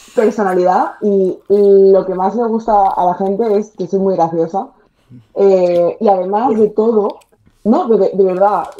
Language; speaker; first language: Spanish; native; Spanish